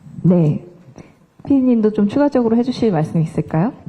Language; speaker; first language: Korean; native; Korean